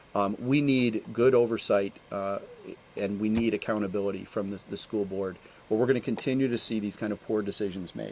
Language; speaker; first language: English; native; English